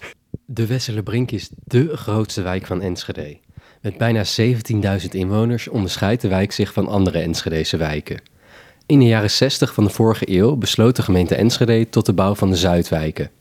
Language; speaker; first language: Dutch; native; Dutch